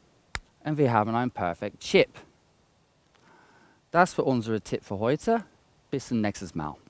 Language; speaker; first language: German; non-native, fluent; English